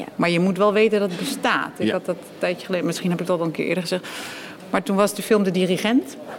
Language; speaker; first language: Dutch; early bilingual, other home language; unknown